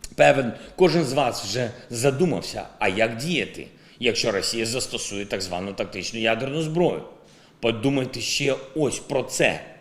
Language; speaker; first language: Ukrainian; non-native, local second language; Russian